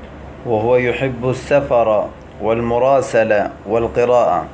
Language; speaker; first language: Arabic; non-native, fluent; Urdu